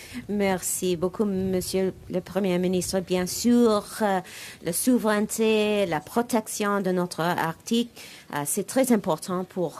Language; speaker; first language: French; non-native, learner; English